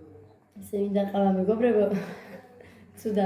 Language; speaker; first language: Georgian; native; Georgian